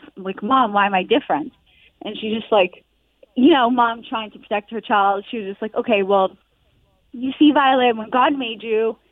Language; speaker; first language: English; non-native, fluent; Hebrew